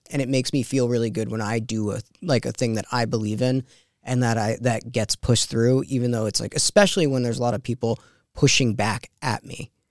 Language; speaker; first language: English; native; English